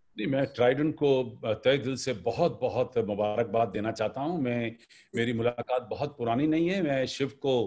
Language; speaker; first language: Hindi; native; Hindi